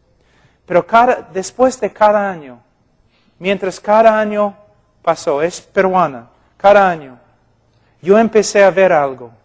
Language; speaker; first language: Spanish; non-native, fluent; English